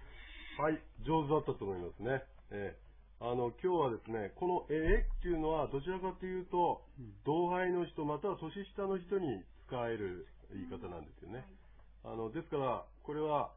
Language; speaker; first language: Japanese; native; Japanese